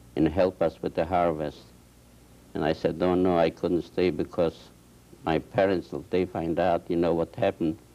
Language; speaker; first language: English; non-native, fluent; Polish